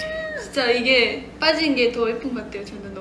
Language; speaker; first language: Korean; non-native, fluent; Japanese